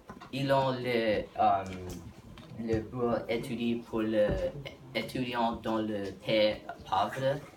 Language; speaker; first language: French; non-native, learner; English